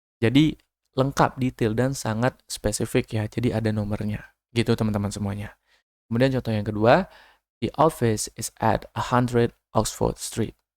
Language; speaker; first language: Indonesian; native; Indonesian